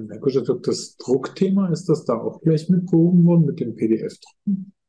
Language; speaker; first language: German; native; German